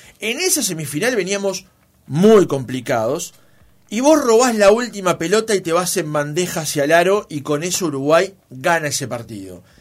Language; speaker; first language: Spanish; native; Spanish